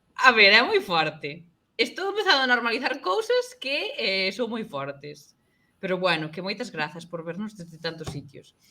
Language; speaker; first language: Galician; native; Galician